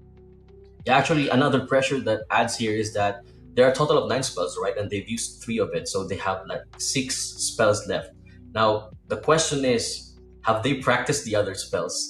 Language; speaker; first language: English; non-native, local second language; Filipino